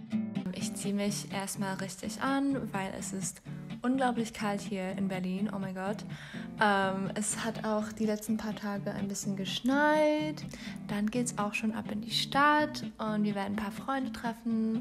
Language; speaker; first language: German; non-native, fluent; English